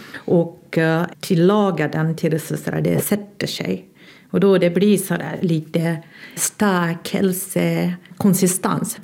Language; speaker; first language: Swedish; non-native, fluent; Japanese